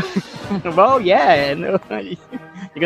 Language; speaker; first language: English; non-native, fluent; Portuguese